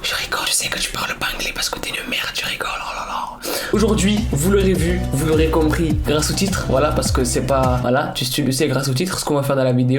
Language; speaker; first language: French; native; French